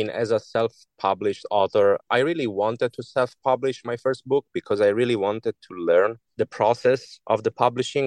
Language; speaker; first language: English; non-native, fluent; Italian